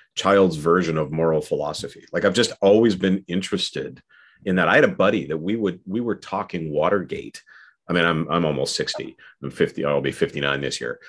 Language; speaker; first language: English; native; English